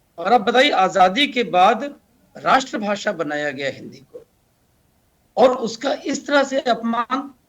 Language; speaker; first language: Hindi; native; Hindi